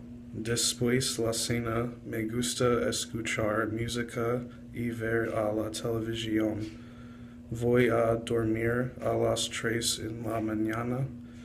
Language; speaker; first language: Spanish; non-native, learner; English